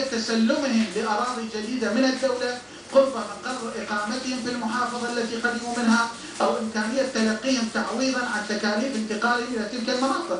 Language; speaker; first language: Arabic; non-native, local second language; Turkmen